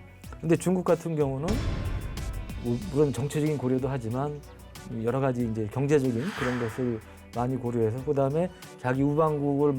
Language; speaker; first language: Korean; native; Korean